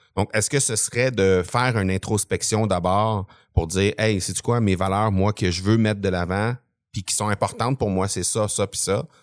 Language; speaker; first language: French; native; French